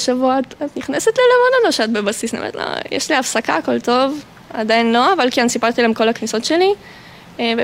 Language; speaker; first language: Hebrew; non-native, fluent; Russian